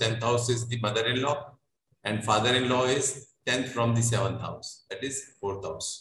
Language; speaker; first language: English; non-native, local second language; Hindi